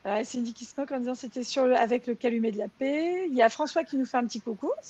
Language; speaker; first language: French; native; French